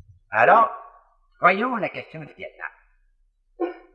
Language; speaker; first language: French; native; French